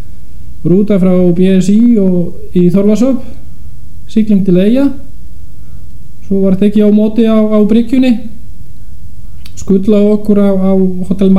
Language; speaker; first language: Icelandic; non-native, fluent; Polish